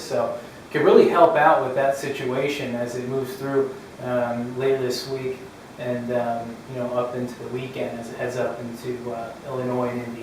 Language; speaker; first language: English; native; English